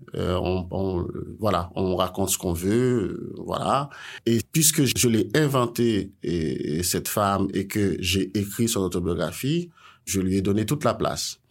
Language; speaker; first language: French; non-native, local second language; Haitian Creole